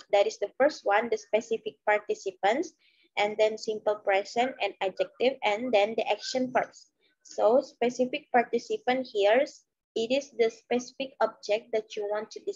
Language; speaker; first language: English; non-native, learner; Indonesian